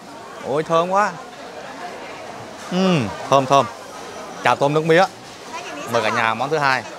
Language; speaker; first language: Vietnamese; native; Vietnamese